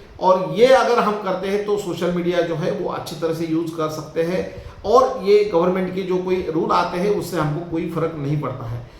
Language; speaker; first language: Hindi; non-native, local second language; Marathi